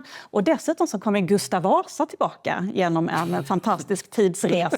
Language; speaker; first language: Swedish; native; Swedish